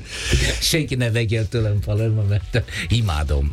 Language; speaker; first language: Hungarian; non-native, fluent; Italian